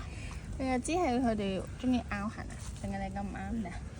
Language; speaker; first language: Cantonese; native; Cantonese